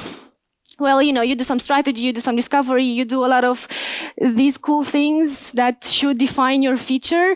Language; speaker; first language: English; non-native, fluent; Romanian